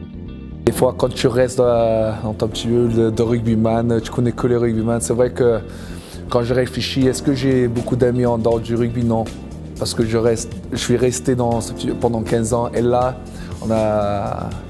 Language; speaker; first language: French; non-native, fluent; English